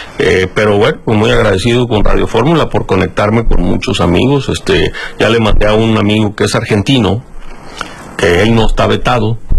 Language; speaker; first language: Spanish; native; Spanish